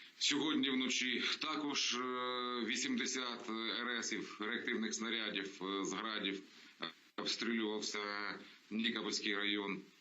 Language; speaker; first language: Ukrainian; non-native, local second language; Russian